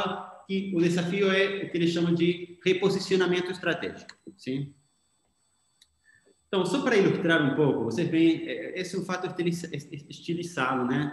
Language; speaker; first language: Portuguese; non-native, fluent; Spanish